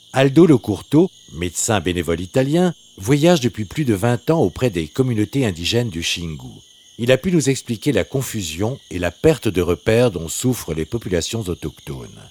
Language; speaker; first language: French; native; French